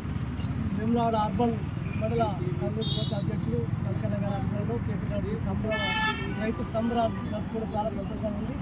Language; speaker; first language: Telugu; native; Telugu